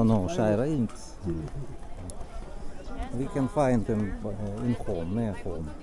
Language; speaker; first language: English; non-native, learner; Russian